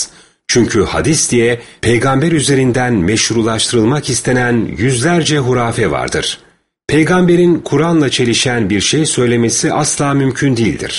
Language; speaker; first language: Turkish; native; Turkish